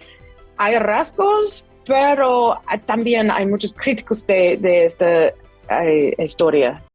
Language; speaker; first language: Spanish; non-native, fluent; English